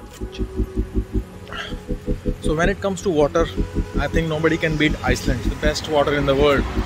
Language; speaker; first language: English; non-native, local second language; Hindi